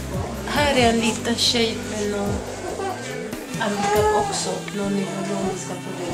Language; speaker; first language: Swedish; non-native, fluent; French